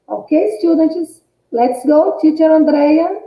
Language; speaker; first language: English; non-native, fluent; Portuguese